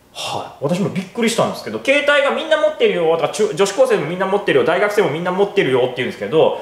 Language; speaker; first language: Japanese; native; Japanese